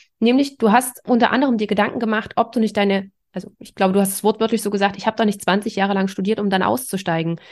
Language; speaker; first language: German; native; German